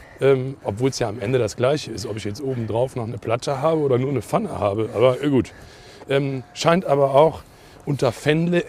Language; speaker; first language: German; native; German